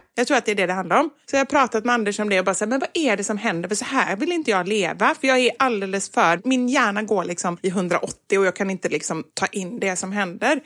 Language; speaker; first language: Swedish; native; Swedish